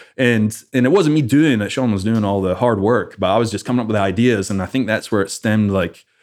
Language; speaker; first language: English; native; English